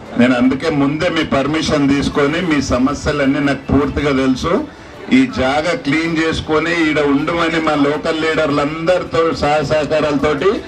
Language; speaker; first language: Telugu; non-native, local second language; Lambadi